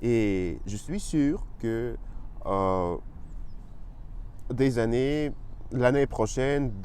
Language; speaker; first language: French; non-native, learner; Russian